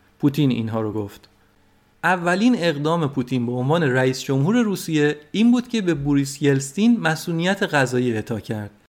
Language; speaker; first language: Persian; native; Persian